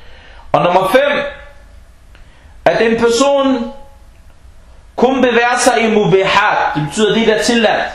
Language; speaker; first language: Danish; non-native, fluent; Arabic